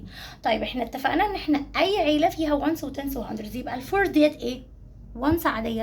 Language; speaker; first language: Arabic; native; Arabic